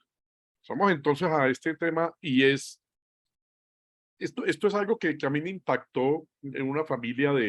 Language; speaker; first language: Spanish; native; Spanish